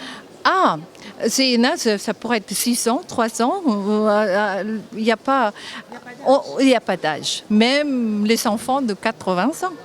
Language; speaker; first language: French; non-native, fluent; Japanese